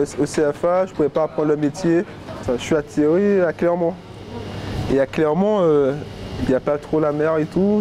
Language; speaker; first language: French; native; French